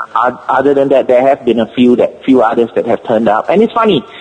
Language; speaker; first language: English; native; English